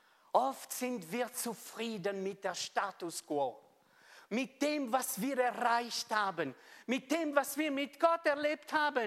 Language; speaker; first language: German; non-native, fluent; Italian